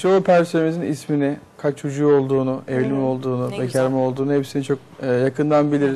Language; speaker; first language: Turkish; native; Turkish